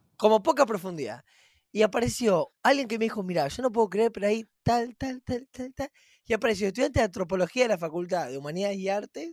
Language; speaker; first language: Spanish; native; Spanish